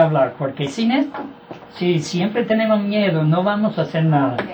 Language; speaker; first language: Spanish; non-native, fluent; English